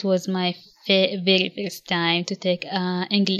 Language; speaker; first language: English; non-native, local second language; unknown